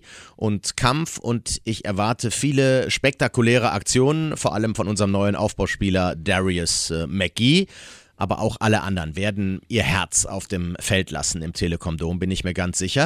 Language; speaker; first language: German; native; German